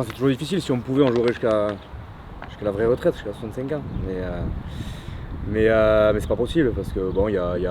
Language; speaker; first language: French; native; French